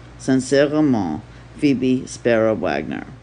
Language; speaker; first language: French; non-native, learner; English